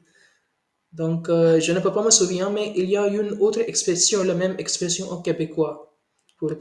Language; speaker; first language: French; non-native, learner; Hindi